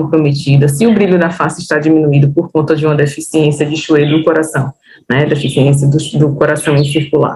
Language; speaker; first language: Portuguese; native; Portuguese